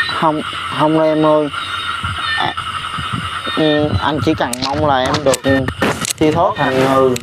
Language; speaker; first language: Vietnamese; native; Vietnamese